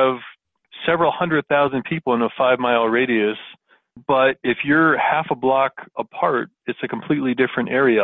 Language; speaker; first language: English; native; English